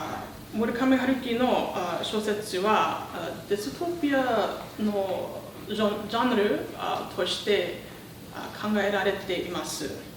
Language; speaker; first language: Japanese; non-native, fluent; English